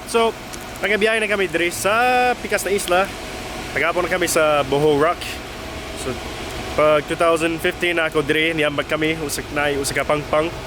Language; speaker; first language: Cebuano; non-native, fluent; English